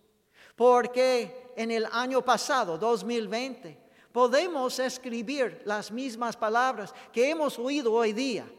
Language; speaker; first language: Spanish; non-native, fluent; English